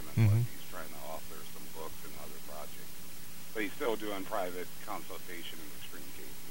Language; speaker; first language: English; native; English